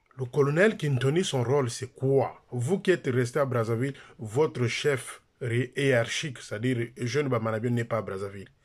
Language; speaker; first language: French; non-native, local second language; Lingala